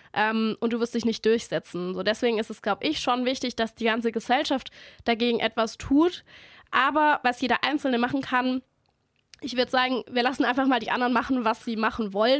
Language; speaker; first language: German; native; German